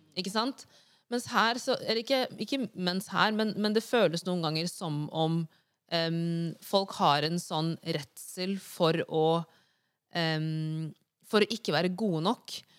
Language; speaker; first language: Norwegian; early bilingual, other home language; Wolof